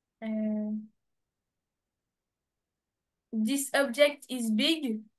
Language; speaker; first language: English; non-native, learner; French